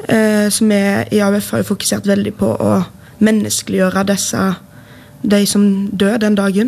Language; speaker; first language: Norwegian; native; Norwegian